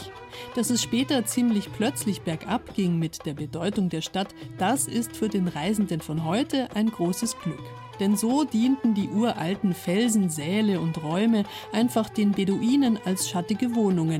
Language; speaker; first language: German; native; German